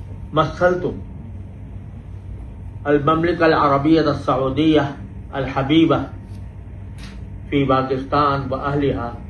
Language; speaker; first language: Arabic; non-native, fluent; Urdu